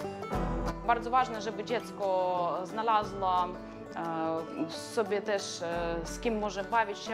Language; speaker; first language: Polish; non-native, fluent; Ukrainian